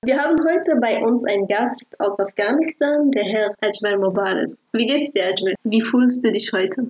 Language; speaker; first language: German; non-native, fluent; Persian